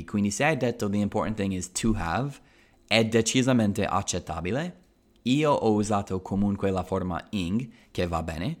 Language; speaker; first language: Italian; non-native, fluent; English